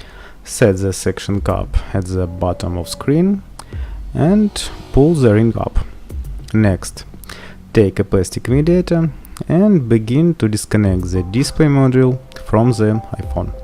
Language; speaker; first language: English; non-native, fluent; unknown